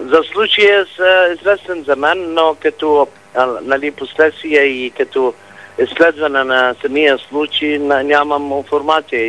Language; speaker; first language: Bulgarian; non-native, fluent; Arabic